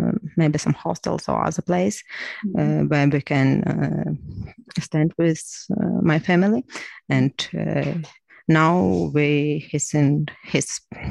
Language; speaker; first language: English; non-native, learner; Ukrainian